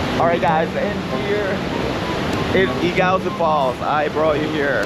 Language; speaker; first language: English; non-native, fluent; Japanese